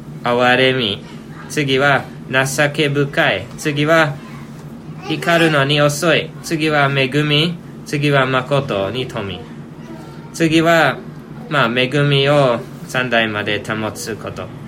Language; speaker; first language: Japanese; non-native, fluent; English